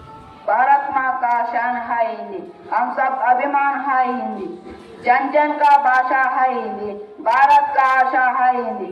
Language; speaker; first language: Hindi; non-native, local second language; Telugu